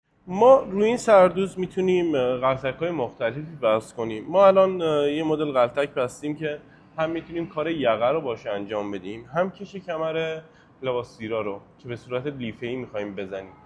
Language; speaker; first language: Persian; native; Persian